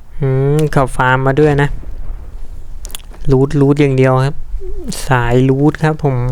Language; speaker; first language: Thai; native; Thai